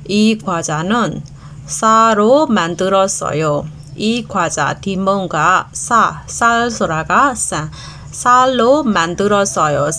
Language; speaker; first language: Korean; non-native, fluent; Burmese